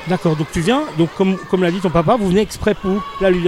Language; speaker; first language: French; native; French